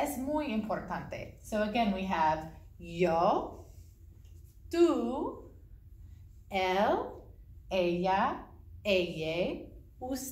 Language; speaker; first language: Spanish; non-native, fluent; English